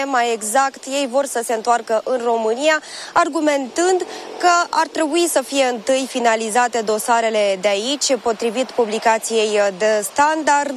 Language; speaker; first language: Romanian; native; Romanian